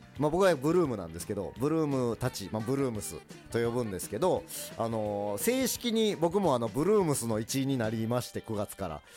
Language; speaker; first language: Japanese; early bilingual, other home language; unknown